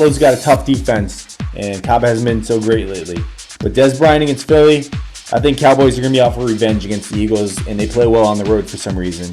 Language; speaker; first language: English; native; English